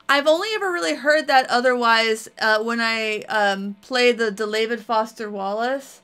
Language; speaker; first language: English; native; English